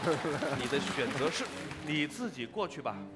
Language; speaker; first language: Chinese; native; Chinese